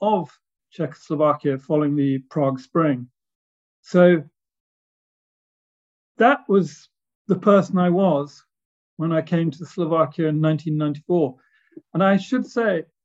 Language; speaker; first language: English; native; English